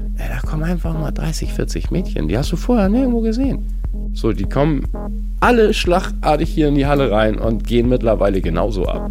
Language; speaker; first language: German; native; German